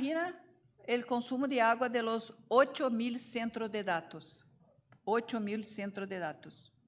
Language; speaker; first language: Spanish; non-native, learner; Portuguese